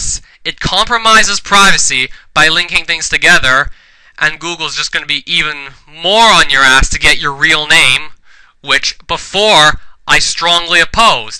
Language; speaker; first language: English; native; English